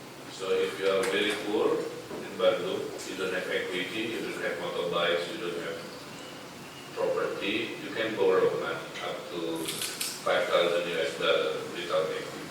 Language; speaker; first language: English; non-native, fluent; Indonesian